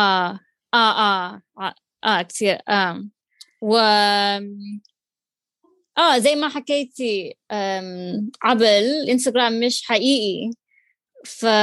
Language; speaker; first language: Arabic; non-native, learner; English